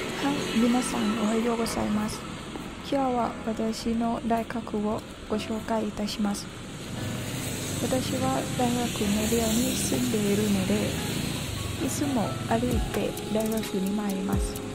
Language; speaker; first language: Japanese; non-native, learner; Thai